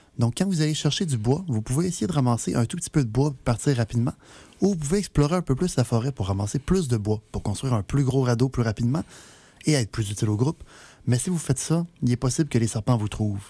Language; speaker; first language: French; native; French